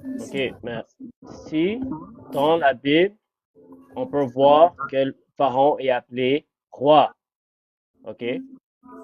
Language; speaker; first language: French; non-native, fluent; English